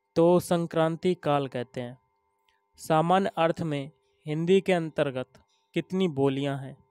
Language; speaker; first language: Hindi; native; Hindi